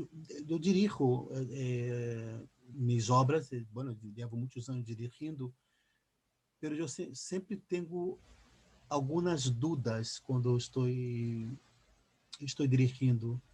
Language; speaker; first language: Spanish; non-native, fluent; Portuguese